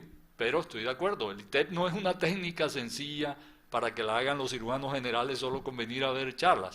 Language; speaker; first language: Spanish; native; Spanish